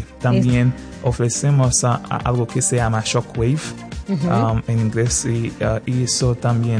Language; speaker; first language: Spanish; non-native, fluent; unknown